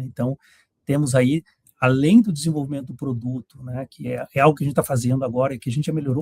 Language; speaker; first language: Portuguese; native; Portuguese